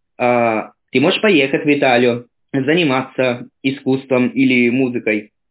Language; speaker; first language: Russian; non-native, fluent; Italian